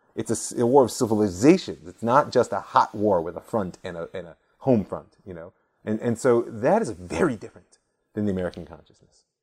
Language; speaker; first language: English; native; English